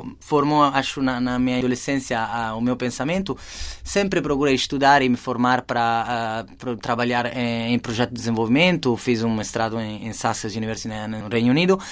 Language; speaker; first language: Portuguese; non-native, fluent; Italian